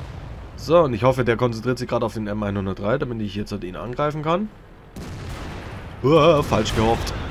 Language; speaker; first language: German; native; German